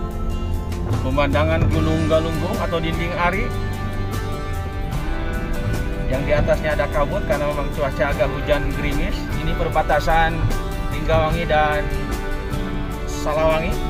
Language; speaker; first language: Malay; non-native, local second language; Sundanese